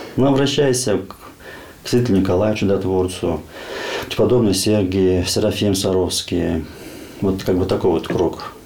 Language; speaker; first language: Russian; native; Russian